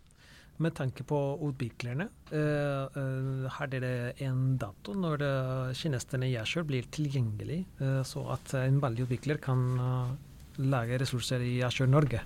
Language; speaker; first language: Norwegian; non-native, fluent; Spanish